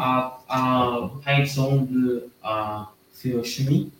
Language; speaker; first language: French; non-native, learner; German